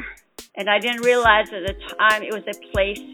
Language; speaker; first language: English; early bilingual, other home language; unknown